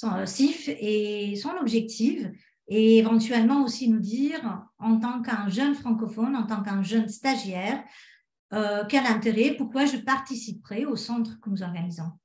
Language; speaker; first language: French; native; French